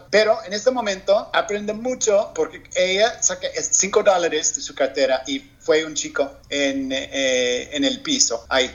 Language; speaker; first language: Spanish; non-native, learner; English